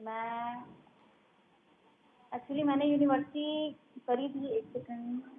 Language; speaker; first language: Hindi; non-native, local second language; Punjabi